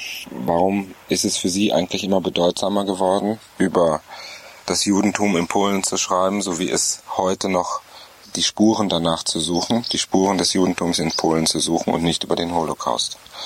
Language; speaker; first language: German; native; German